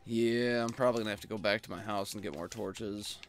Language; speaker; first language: English; native; English